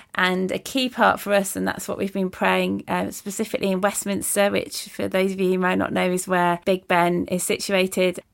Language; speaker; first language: English; native; English